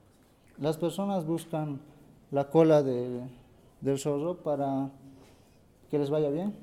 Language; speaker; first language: Spanish; non-native, local second language; Quechua